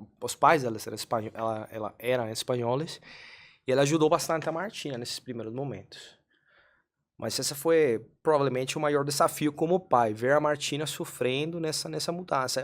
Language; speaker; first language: Portuguese; non-native, fluent; Spanish